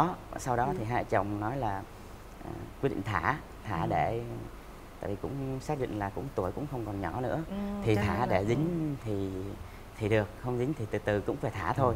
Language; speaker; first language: Vietnamese; native; Vietnamese